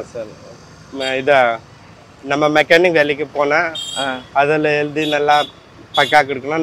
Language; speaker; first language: Tamil; non-native, learner; Hindi